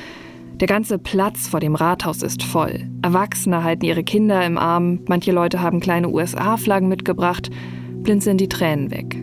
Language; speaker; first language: German; native; German